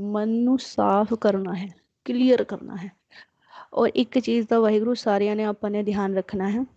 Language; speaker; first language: Hindi; non-native, local second language; Punjabi